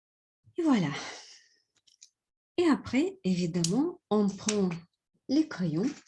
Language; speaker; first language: French; non-native, fluent; Russian